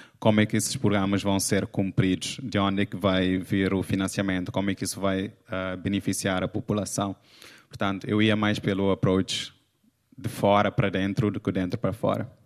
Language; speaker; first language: Portuguese; non-native, local second language; Kabuverdianu